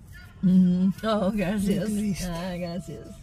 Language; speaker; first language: Spanish; non-native, learner; English